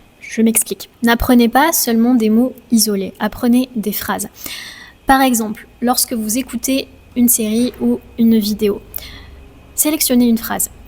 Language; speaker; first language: French; native; French